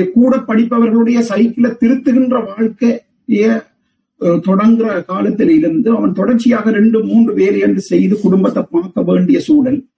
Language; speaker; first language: Tamil; native; Tamil